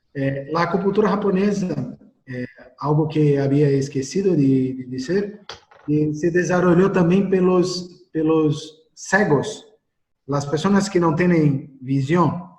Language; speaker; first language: Spanish; non-native, learner; Portuguese